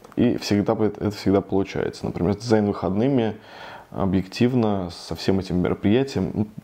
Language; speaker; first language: Russian; native; Russian